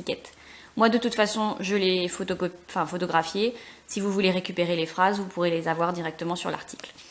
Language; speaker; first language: French; native; French